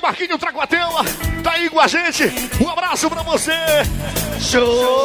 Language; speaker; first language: Portuguese; native; Portuguese